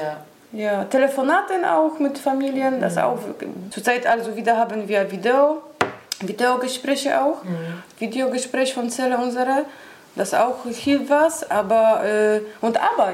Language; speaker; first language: German; non-native, learner; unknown